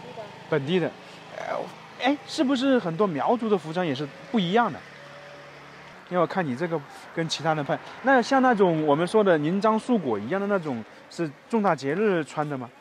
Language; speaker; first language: Chinese; native; Chinese